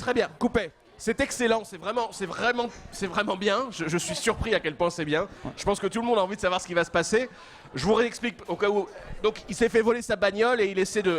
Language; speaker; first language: French; native; French